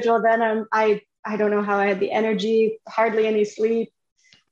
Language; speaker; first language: English; native; English